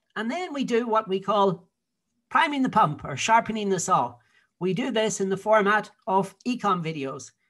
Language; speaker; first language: English; native; English